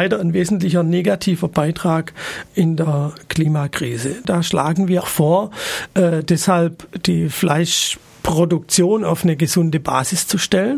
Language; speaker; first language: German; native; German